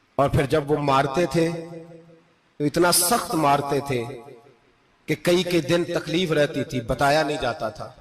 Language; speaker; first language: Urdu; non-native, local second language; Punjabi